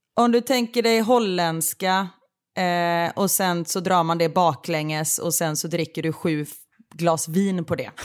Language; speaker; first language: Swedish; native; Swedish